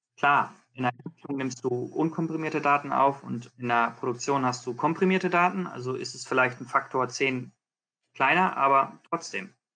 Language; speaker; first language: German; early bilingual, heritage; German